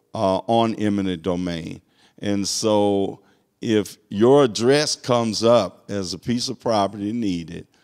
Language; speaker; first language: English; native; English